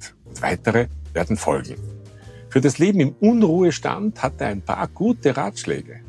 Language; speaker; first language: German; native; German